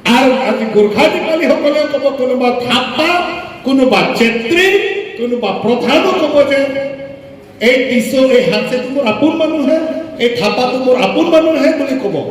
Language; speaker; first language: Assamese; non-native, local second language; Karbi